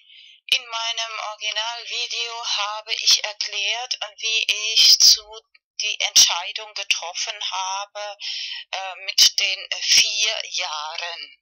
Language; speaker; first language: German; non-native, fluent; Spanish